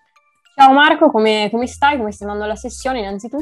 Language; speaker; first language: Italian; native; Italian